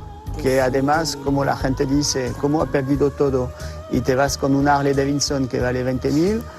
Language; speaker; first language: Spanish; non-native, fluent; French